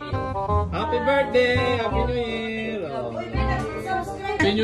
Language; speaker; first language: English; non-native, local second language; Filipino